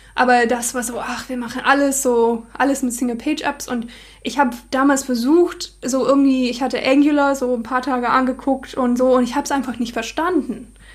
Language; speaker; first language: German; non-native, fluent; English